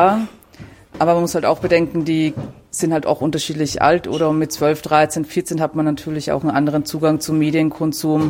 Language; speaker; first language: German; native; German